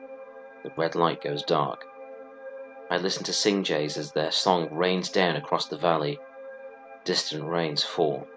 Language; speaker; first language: English; native; English